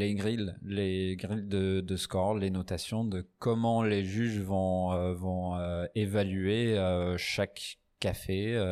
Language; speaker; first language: French; non-native, fluent; English